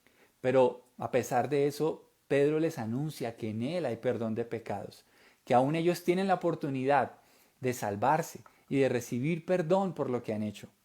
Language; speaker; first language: Spanish; native; Spanish